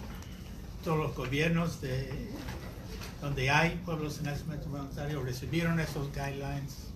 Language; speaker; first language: Spanish; non-native, fluent; English